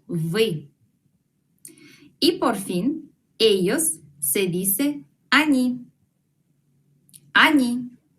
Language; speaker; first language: Spanish; non-native, fluent; Russian